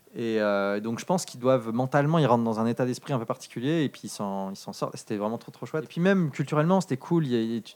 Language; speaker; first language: French; early bilingual, other home language; English